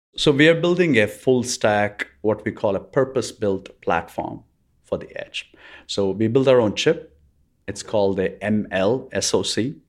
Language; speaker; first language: English; non-native, local second language; Tamil